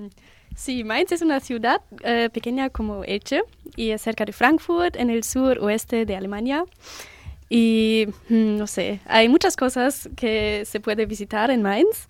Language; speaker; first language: Spanish; non-native, learner; German